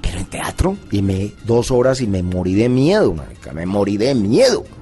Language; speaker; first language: Spanish; native; Spanish